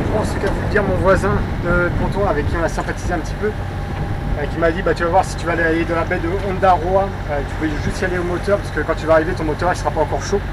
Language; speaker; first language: French; native; French